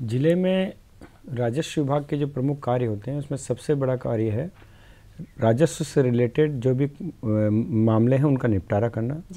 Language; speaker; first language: Hindi; native; Hindi